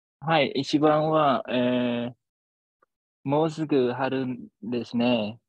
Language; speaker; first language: Japanese; non-native, learner; Khmer